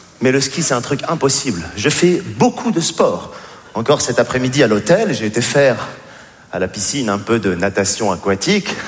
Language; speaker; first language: French; native; French